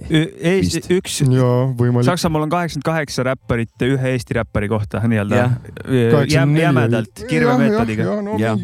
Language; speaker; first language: Estonian; non-native, fluent; German